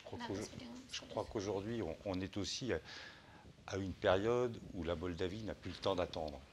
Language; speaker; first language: French; native; French